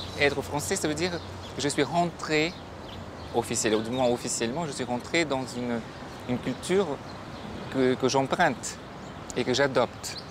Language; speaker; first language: French; non-native, fluent; Portuguese